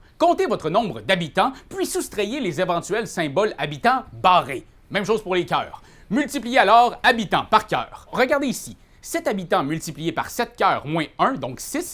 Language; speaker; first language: French; native; French